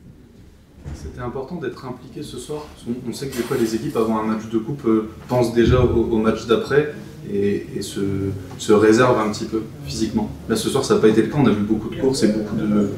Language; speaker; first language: French; native; French